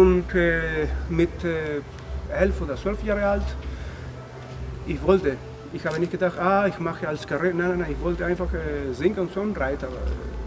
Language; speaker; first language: German; non-native, learner; Spanish